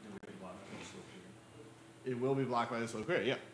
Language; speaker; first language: English; native; English